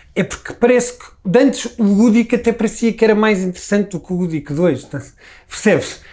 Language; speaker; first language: Portuguese; native; Portuguese